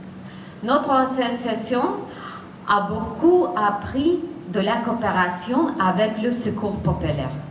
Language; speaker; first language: French; non-native, fluent; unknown